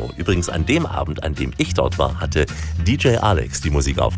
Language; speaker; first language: German; native; German